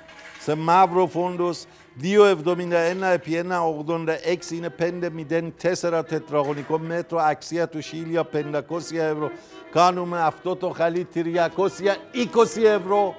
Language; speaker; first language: Greek; non-native, fluent; Persian